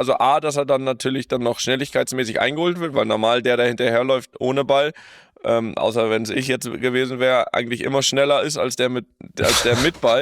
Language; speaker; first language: German; native; German